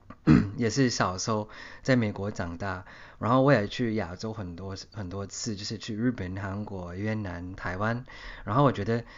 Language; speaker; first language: Chinese; early bilingual, heritage; English